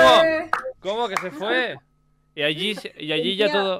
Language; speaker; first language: Spanish; native; Spanish